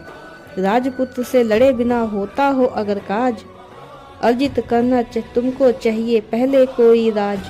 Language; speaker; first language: Hindi; native; Hindi